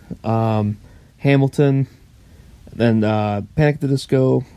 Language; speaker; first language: English; native; English